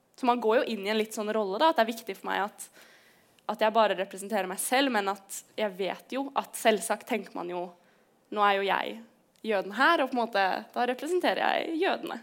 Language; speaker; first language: Norwegian; native; Norwegian